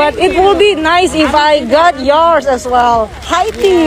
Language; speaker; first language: English; non-native, fluent; Indonesian